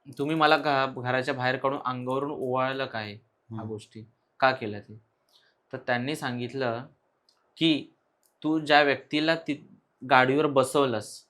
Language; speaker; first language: Marathi; native; Marathi